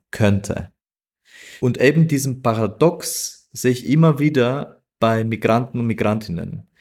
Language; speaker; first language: German; non-native, fluent; Albanian